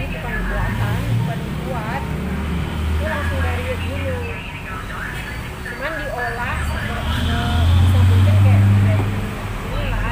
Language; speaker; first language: Indonesian; non-native, local second language; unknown